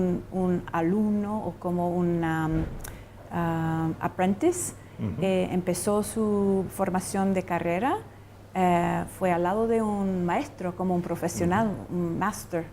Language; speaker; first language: Spanish; non-native, fluent; English